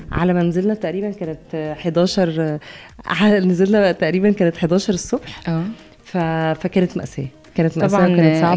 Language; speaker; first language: Arabic; native; Arabic